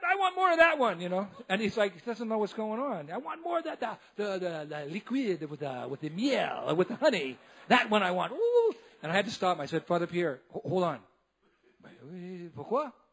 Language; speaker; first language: English; native; English